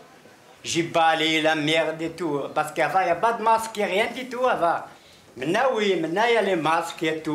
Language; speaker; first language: French; non-native, learner; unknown